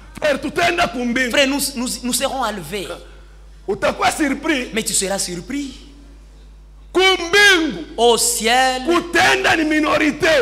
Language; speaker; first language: French; non-native, local second language; Swahili